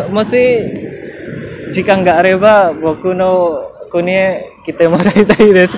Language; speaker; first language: Japanese; non-native, learner; Indonesian